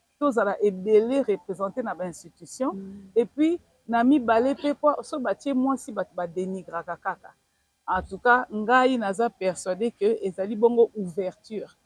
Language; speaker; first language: Lingala; non-native, local second language; Kongo